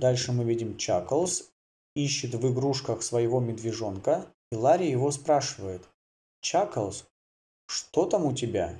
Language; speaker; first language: Russian; native; Russian